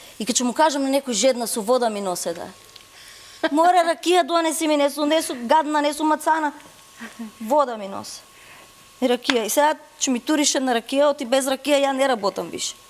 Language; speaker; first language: Macedonian; native; Macedonian